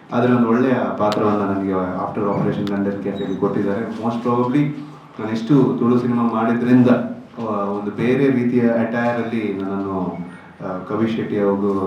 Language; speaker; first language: Kannada; non-native, local second language; Tulu